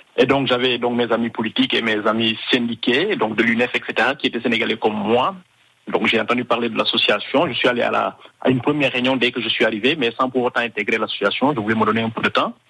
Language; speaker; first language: French; non-native, local second language; Wolof